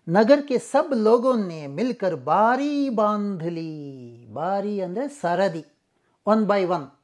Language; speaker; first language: Hindi; non-native, local second language; Kannada